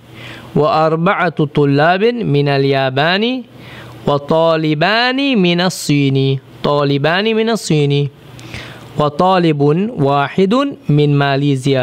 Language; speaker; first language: Arabic; non-native, fluent; English